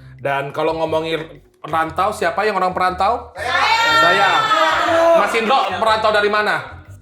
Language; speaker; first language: Indonesian; native; Indonesian